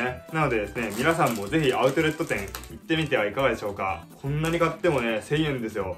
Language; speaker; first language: Japanese; native; Japanese